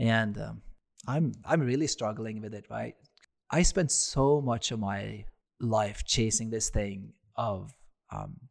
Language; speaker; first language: English; non-native, fluent; Norwegian